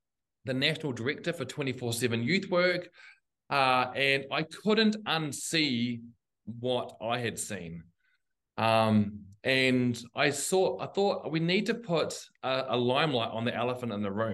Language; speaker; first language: English; native; English